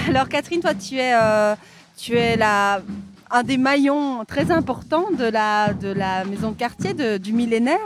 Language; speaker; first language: French; native; French